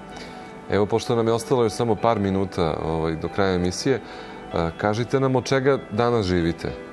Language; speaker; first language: Croatian; native; Croatian